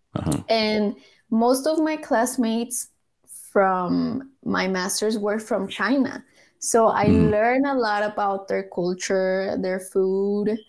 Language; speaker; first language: English; early bilingual, other home language; Spanish